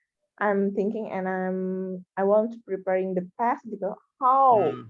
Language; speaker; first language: English; non-native, learner; Indonesian